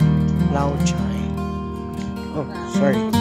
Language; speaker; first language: English; non-native, local second language; Filipino